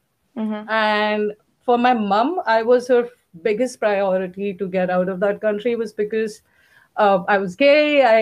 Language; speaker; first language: English; non-native, local second language; Hindi